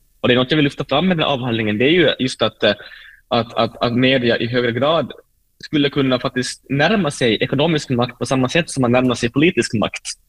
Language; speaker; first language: Swedish; native; Swedish